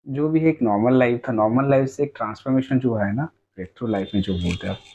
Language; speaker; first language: Hindi; non-native, local second language; Odia